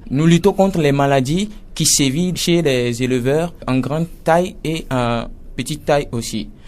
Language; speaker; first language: French; non-native, local second language; Ewe